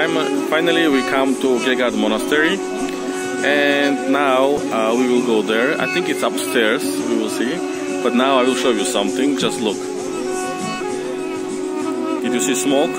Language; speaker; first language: English; non-native, learner; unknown